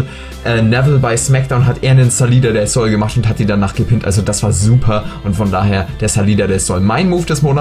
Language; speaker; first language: German; native; German